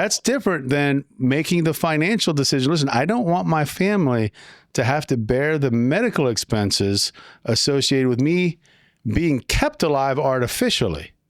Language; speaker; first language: English; native; English